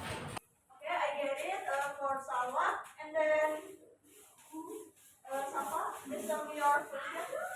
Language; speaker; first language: English; non-native, learner; Indonesian